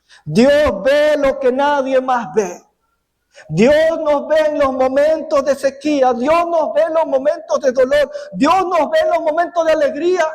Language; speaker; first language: Spanish; native; Spanish